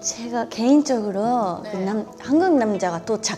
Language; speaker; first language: Korean; non-native, learner; Japanese